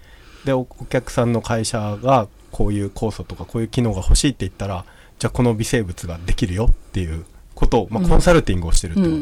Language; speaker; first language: Japanese; native; Japanese